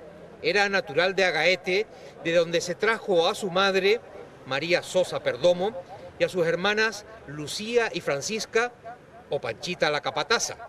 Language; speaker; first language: Spanish; native; Spanish